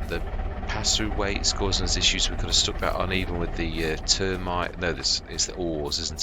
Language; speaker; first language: English; native; English